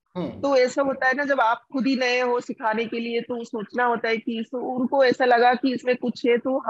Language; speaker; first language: Hindi; non-native, local second language; Odia